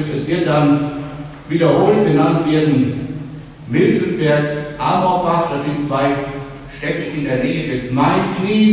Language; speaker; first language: German; native; German